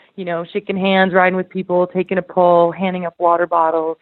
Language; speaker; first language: English; native; English